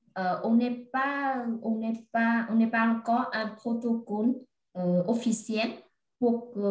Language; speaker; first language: French; non-native, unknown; Vietnamese